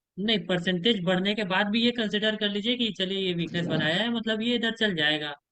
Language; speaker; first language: Hindi; native; Hindi